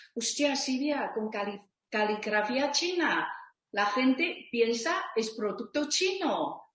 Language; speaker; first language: Spanish; non-native, learner; Chinese